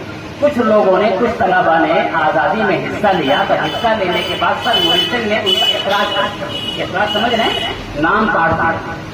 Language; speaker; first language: Urdu; native; Urdu